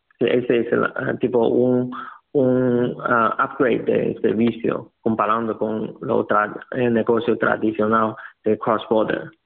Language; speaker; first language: Spanish; non-native, learner; Chinese